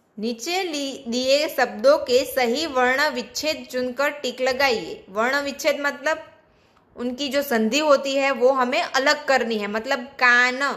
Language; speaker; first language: Hindi; non-native, local second language; Gujarati